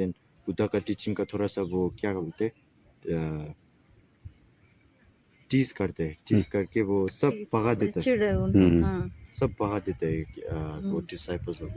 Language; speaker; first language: Hindi; non-native, fluent; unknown